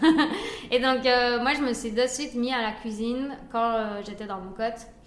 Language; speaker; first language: French; early bilingual, other home language; Spanish